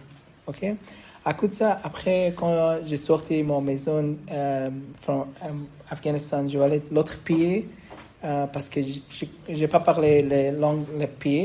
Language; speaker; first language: French; non-native, learner; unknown